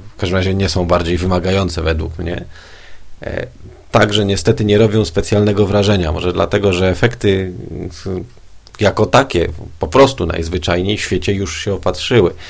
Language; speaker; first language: Polish; native; Polish